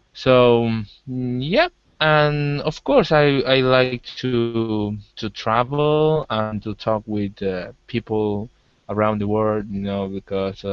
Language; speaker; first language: English; non-native, learner; Spanish